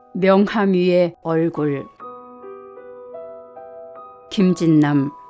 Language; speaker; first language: Korean; native; Korean